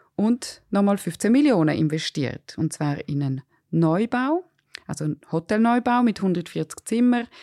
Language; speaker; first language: German; native; German